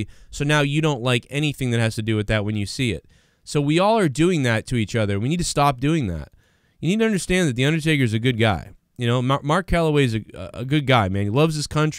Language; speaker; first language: English; native; English